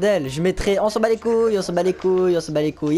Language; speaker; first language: French; native; French